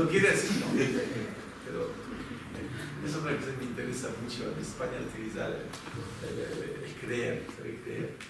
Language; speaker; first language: Spanish; non-native, fluent; French